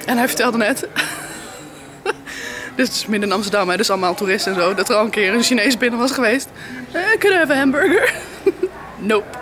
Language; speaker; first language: Dutch; native; Dutch